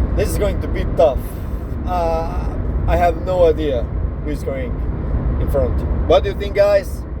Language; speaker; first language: English; non-native, fluent; Slovenian